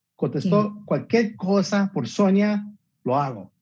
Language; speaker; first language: Spanish; early bilingual, heritage; Spanish